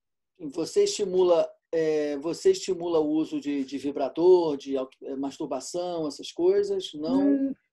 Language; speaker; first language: Portuguese; native; Portuguese